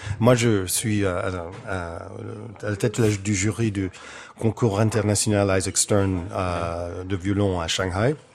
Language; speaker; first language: French; non-native, fluent; English